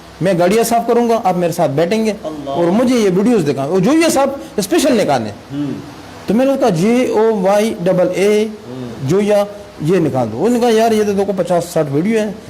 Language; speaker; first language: Urdu; non-native, local second language; Pashto